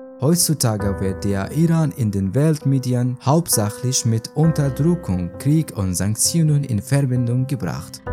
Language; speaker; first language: German; non-native, fluent; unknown